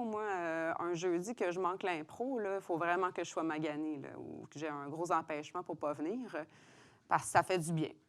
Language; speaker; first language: French; native; French